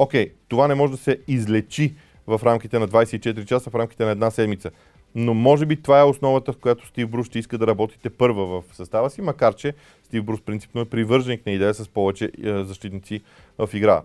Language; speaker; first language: Bulgarian; native; Bulgarian